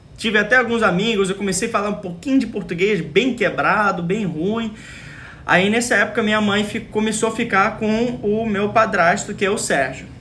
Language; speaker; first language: Portuguese; early bilingual, other home language; English